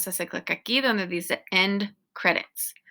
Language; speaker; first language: Spanish; non-native, learner; English